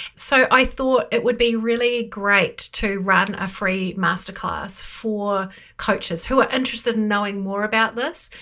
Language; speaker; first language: English; native; English